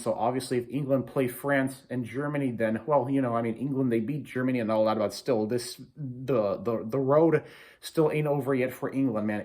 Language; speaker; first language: English; native; English